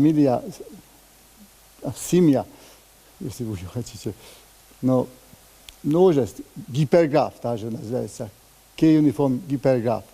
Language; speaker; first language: Russian; non-native, learner; Hungarian